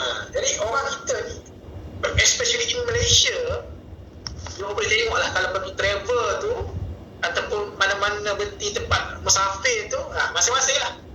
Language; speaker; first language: Malay; native; Malay